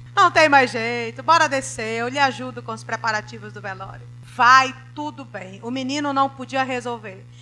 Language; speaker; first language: Portuguese; native; Portuguese